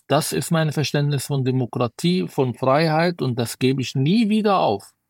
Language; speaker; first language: German; non-native, fluent; Arabic